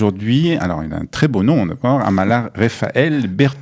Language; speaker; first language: French; native; French